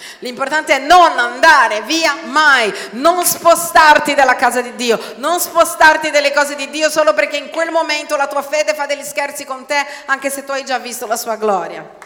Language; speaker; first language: Italian; non-native, fluent; Portuguese